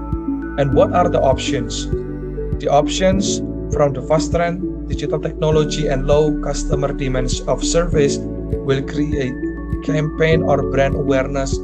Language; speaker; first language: English; non-native, learner; Indonesian